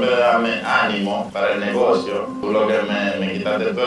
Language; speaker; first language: Spanish; native; Spanish